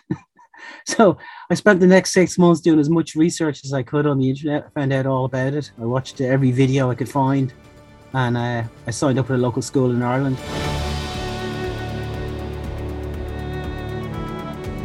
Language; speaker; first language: English; native; English